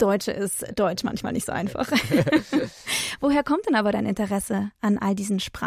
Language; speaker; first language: German; native; German